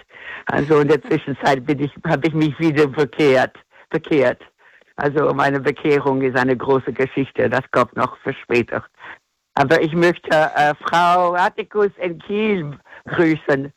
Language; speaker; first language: German; non-native, fluent; English